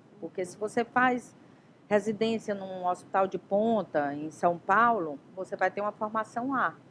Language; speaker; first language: Portuguese; native; Portuguese